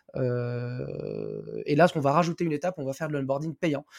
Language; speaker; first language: French; non-native, local second language; Arabic